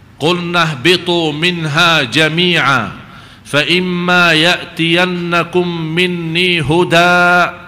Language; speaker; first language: Malay; non-native, fluent; Arabic